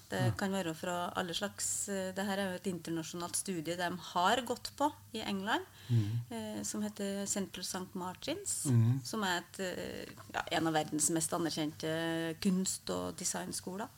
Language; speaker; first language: Norwegian; native; Norwegian